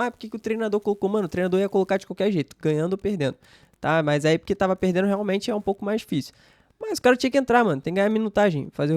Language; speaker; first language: Portuguese; native; Portuguese